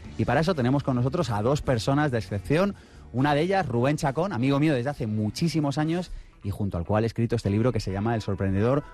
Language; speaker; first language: Spanish; native; Spanish